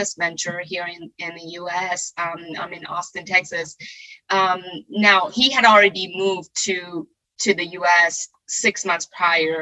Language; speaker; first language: English; non-native, fluent; Persian